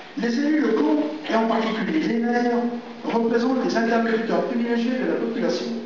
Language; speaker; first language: French; native; French